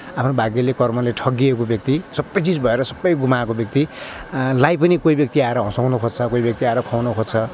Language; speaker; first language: Nepali; native; Nepali